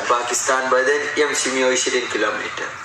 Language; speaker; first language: Arabic; non-native, learner; Malayalam